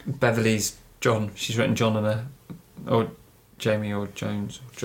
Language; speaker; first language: English; native; English